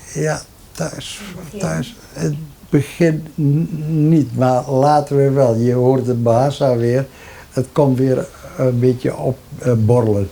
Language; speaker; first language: Dutch; early bilingual, other home language; Javanese